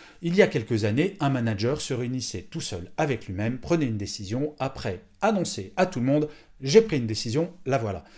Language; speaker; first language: French; native; French